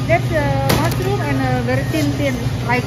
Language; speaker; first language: English; non-native, learner; Indonesian